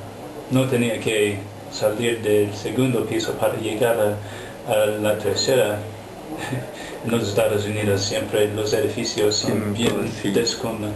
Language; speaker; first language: Spanish; non-native, fluent; English